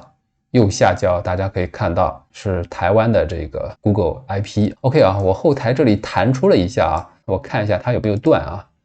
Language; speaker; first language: Chinese; native; Chinese